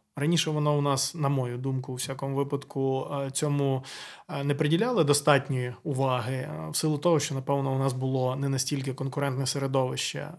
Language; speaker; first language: Ukrainian; native; Ukrainian